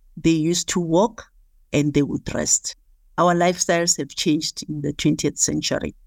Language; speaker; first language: English; non-native, local second language; Southern Sotho